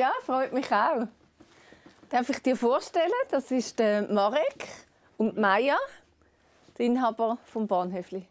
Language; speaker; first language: German; native; German